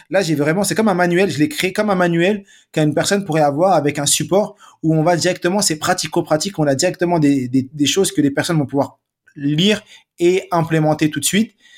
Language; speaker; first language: French; native; French